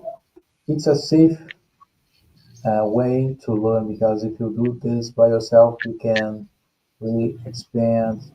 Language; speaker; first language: English; non-native, fluent; Portuguese